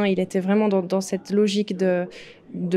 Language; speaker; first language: French; native; French